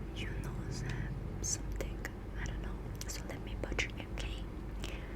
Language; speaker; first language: English; non-native, learner; Thai